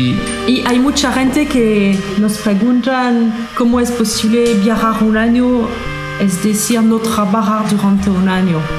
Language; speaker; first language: Spanish; non-native, learner; French